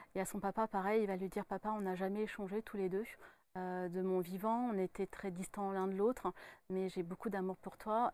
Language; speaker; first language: French; native; French